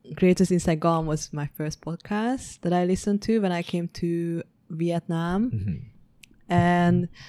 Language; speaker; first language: English; early bilingual, heritage; Hungarian